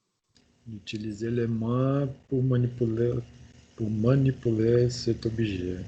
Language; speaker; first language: French; non-native, learner; Portuguese